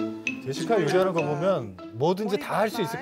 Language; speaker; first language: Korean; native; Korean